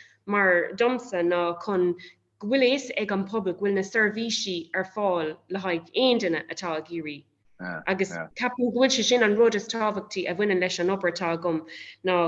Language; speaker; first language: Irish; non-native, local second language; English